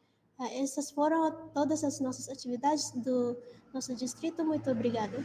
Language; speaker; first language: Portuguese; early bilingual, other home language; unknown